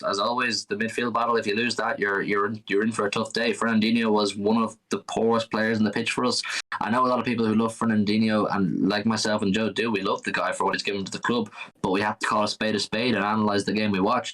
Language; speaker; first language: English; native; English